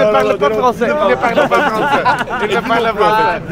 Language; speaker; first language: French; non-native, learner; Japanese